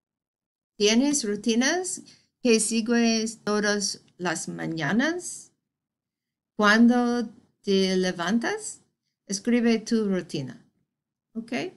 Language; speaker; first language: Spanish; non-native, fluent; English